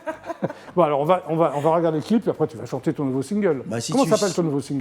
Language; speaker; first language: French; native; French